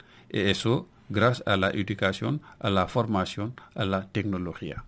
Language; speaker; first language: Spanish; non-native, local second language; Wolof